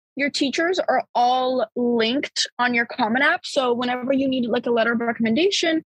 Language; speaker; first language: English; early bilingual, other home language; Bulgarian